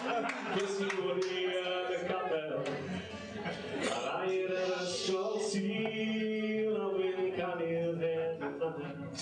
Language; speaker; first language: Welsh; native; Welsh